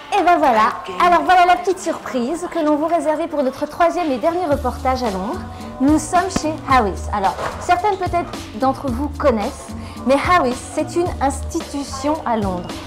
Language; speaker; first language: French; native; French